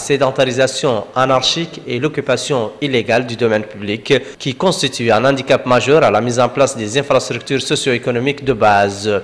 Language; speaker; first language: French; non-native, local second language; Arabic